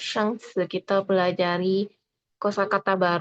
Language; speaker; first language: Chinese; non-native, fluent; Indonesian